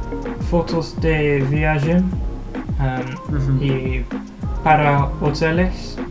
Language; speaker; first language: Portuguese; non-native, learner; English